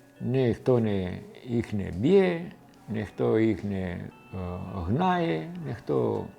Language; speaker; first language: Ukrainian; early bilingual, heritage; Ukrainian